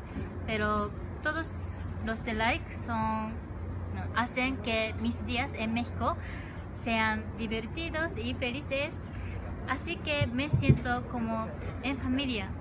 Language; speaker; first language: Spanish; non-native, learner; Japanese